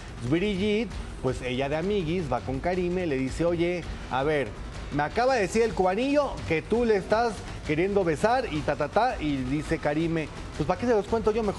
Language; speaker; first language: Spanish; native; Spanish